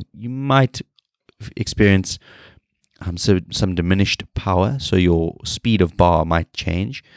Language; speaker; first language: English; native; English